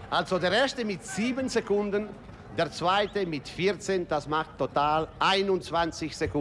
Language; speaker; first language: German; non-native, fluent; Italian